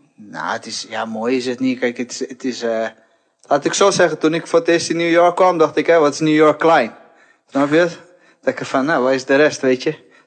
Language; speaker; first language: Dutch; early bilingual, other home language; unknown